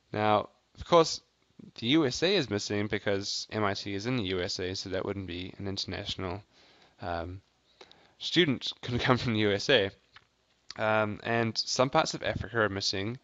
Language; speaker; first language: English; native; English